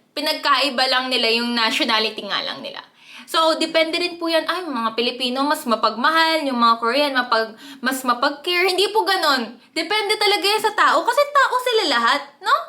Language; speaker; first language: Filipino; early bilingual, other home language; Korean